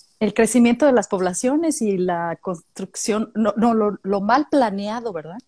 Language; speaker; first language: Spanish; native; Spanish